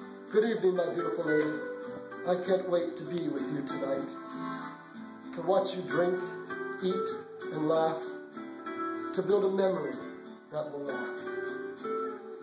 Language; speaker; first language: English; native; English